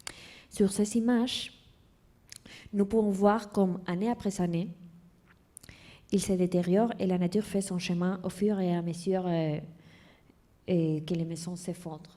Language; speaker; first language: French; non-native, fluent; Spanish